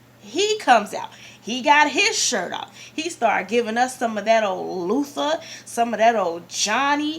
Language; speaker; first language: English; native; English